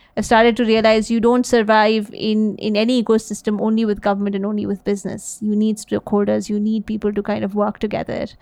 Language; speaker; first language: English; native; English